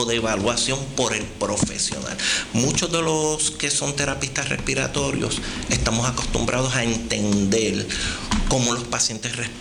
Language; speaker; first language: Spanish; native; Spanish